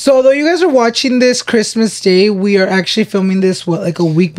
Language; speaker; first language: English; early bilingual, other home language; Spanish